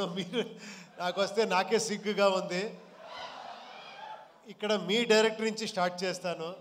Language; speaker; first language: Telugu; non-native, local second language; Kannada